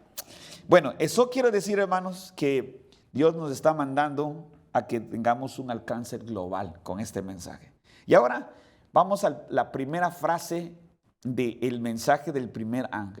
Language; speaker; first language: Spanish; native; Spanish